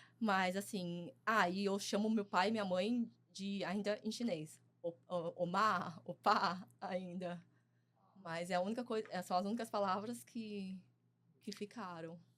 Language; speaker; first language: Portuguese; early bilingual, other home language; Chinese